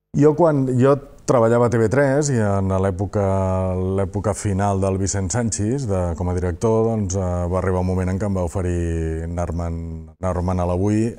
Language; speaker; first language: Catalan; native; Catalan